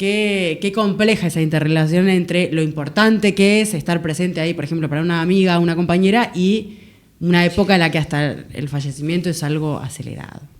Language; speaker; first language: Spanish; native; Spanish